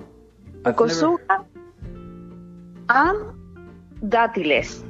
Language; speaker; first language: English; non-native, learner; Spanish